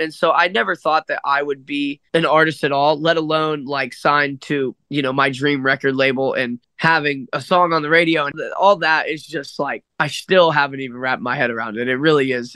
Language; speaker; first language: English; native; English